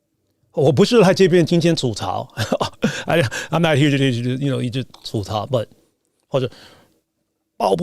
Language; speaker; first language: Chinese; non-native, fluent; English